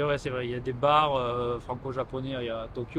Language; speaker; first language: French; native; French